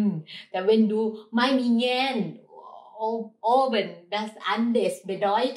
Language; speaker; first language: German; non-native, learner; Thai